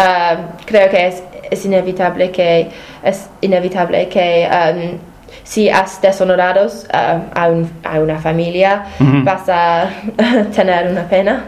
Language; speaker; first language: Spanish; non-native, fluent; English